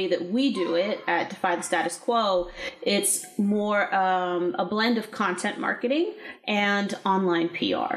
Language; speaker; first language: English; native; English